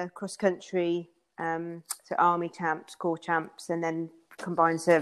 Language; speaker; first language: English; native; English